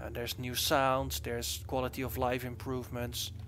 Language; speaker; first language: English; non-native, fluent; Dutch